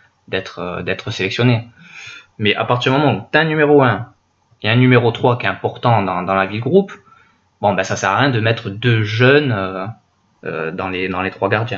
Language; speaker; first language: French; native; French